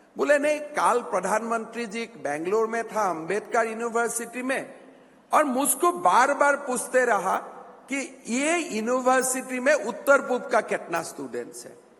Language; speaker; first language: Hindi; non-native, local second language; Assamese